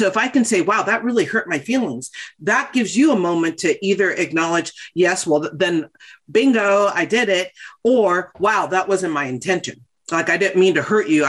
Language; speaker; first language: English; native; English